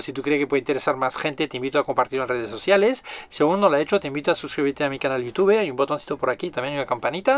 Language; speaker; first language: Spanish; non-native, fluent; French